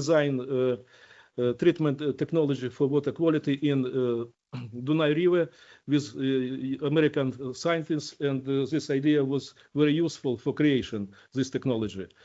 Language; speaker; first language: English; non-native, learner; Ukrainian